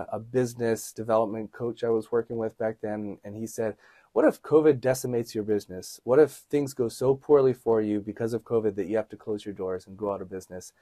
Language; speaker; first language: English; native; English